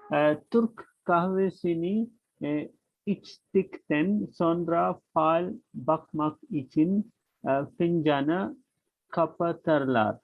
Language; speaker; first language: Turkish; non-native, learner; Urdu